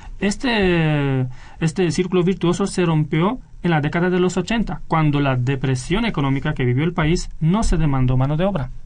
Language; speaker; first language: Spanish; non-native, fluent; Romanian